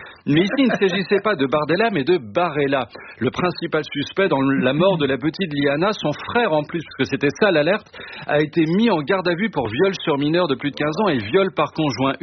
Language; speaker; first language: French; native; French